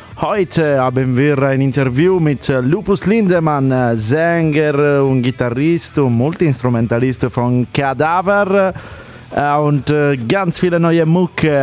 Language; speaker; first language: German; non-native, fluent; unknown